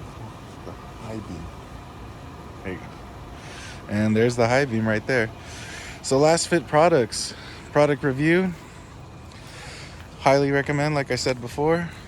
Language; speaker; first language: English; native; English